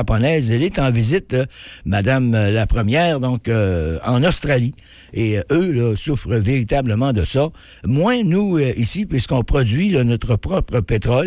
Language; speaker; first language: French; native; French